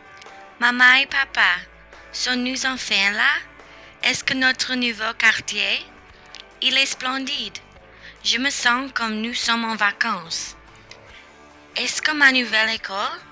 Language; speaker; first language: French; non-native, learner; English